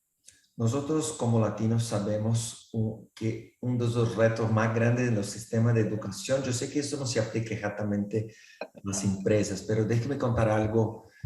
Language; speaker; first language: Spanish; non-native, fluent; Portuguese